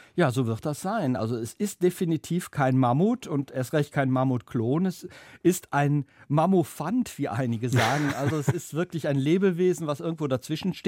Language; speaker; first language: German; native; German